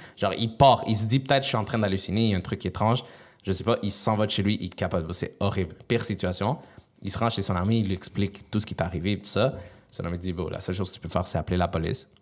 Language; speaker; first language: French; early bilingual, other home language; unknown